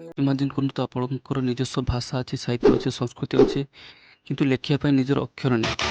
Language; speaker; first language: Odia; non-native, local second language; Santali